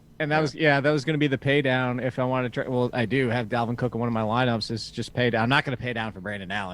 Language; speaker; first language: English; native; English